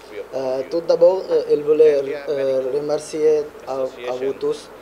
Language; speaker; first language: French; non-native, fluent; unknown